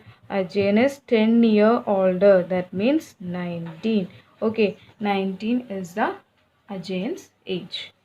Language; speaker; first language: English; non-native, local second language; Malayalam